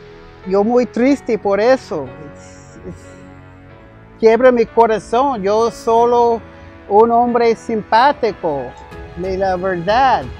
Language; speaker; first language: Spanish; non-native, learner; English